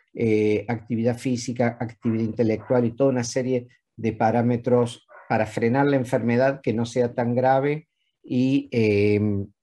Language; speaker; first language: Spanish; native; Spanish